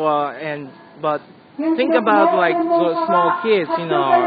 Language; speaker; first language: English; non-native, learner; Japanese